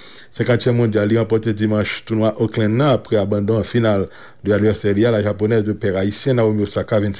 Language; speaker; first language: French; non-native, local second language; Haitian Creole